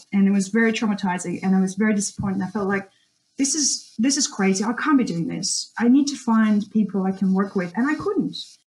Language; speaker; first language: English; non-native, fluent; Russian